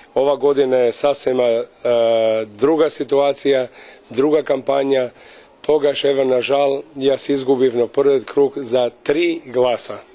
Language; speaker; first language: Macedonian; early bilingual, heritage; Albanian